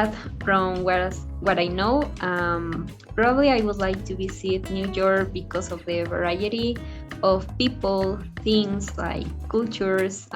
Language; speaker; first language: English; non-native, fluent; Spanish